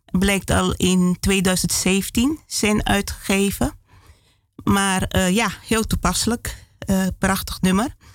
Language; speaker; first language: Dutch; native; Dutch